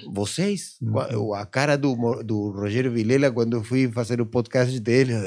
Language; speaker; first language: Portuguese; non-native, fluent; Spanish